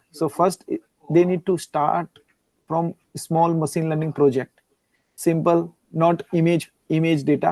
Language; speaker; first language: English; non-native, learner; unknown